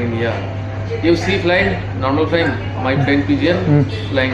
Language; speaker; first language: English; non-native, learner; Bangla